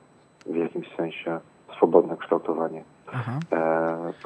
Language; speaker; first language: Polish; native; Polish